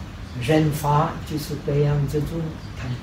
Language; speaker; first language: Chinese; non-native, fluent; Czech